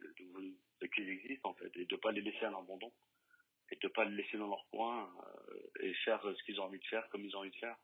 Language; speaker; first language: French; native; French